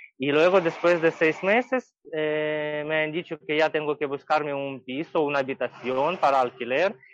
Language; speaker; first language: Spanish; non-native, fluent; Ukrainian